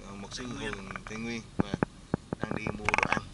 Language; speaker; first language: Vietnamese; native; Vietnamese